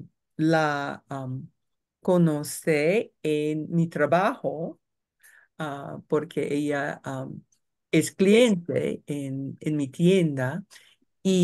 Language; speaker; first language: Spanish; non-native, learner; English